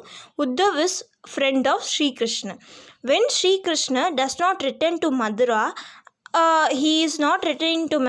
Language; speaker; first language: English; non-native, local second language; Hindi